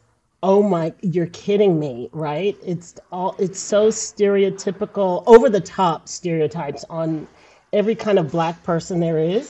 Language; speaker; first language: English; native; English